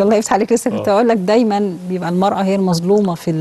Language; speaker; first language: Arabic; native; Arabic